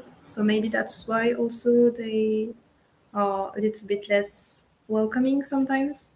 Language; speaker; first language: English; non-native, fluent; French